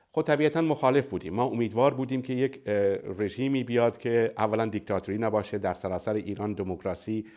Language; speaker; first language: Persian; non-native, local second language; Baluchi